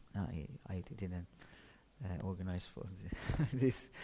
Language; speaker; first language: English; non-native, learner; Persian